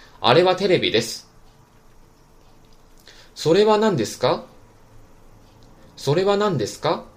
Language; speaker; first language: Japanese; non-native, fluent; Chinese